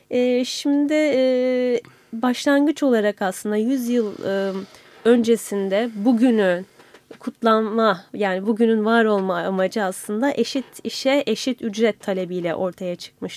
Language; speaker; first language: Turkish; native; Turkish